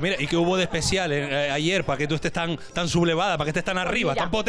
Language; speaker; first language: Spanish; native; Spanish